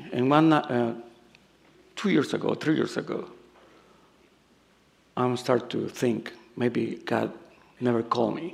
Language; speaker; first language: English; non-native, learner; Spanish